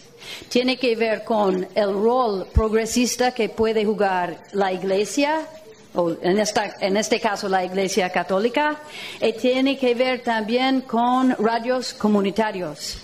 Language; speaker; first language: Spanish; non-native, fluent; English